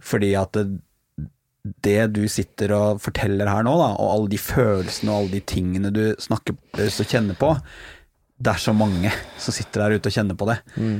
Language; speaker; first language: Norwegian; native; Norwegian